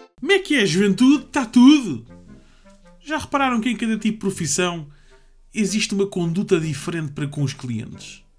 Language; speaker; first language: Portuguese; native; Portuguese